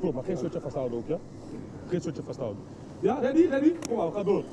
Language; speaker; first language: Dutch; native; Dutch